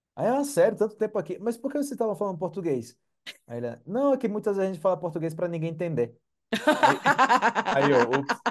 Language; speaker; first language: Portuguese; non-native, fluent; English